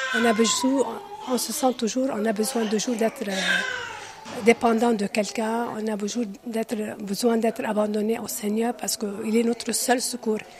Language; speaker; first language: French; non-native, local second language; Arabic